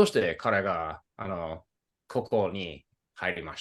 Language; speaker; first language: Japanese; non-native, fluent; English